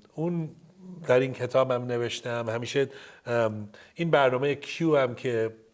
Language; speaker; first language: Persian; early bilingual, heritage; Persian